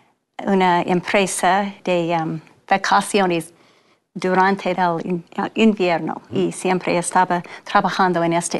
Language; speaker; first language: Spanish; non-native, fluent; English